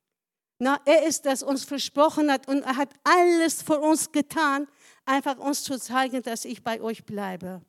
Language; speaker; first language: German; non-native, fluent; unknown